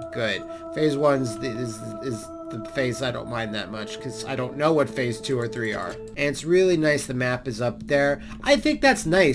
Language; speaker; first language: English; native; English